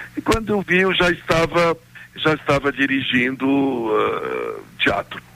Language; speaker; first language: Portuguese; non-native, fluent; Arabic